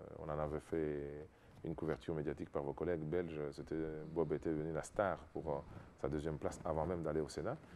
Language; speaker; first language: French; non-native, local second language; Lingala